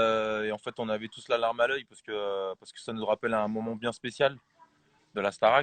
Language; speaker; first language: French; native; French